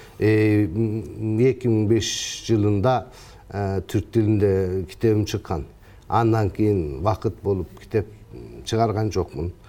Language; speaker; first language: Kyrgyz; early bilingual, heritage; Kyrgyz